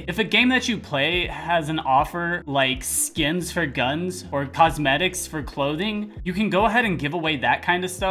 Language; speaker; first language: English; native; English